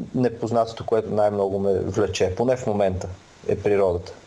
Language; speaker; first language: Bulgarian; native; Bulgarian